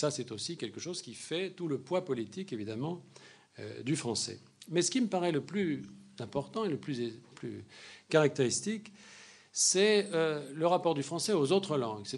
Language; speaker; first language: French; native; French